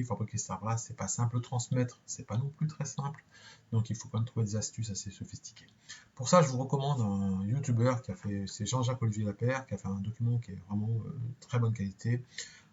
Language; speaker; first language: French; native; French